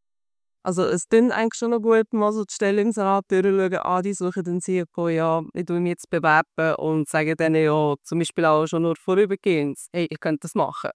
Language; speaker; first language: German; native; German